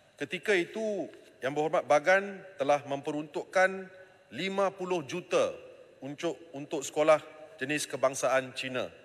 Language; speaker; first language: Malay; non-native, local second language; Tamil